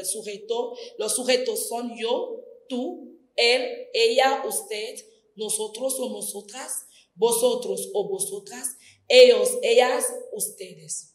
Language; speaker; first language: Spanish; non-native, fluent; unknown